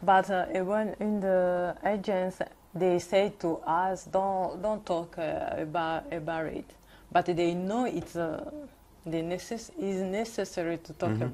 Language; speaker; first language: English; non-native, learner; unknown